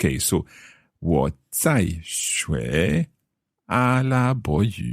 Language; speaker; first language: Chinese; non-native, learner; English